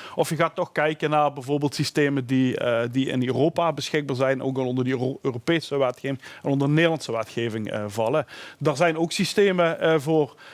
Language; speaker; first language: Dutch; native; Dutch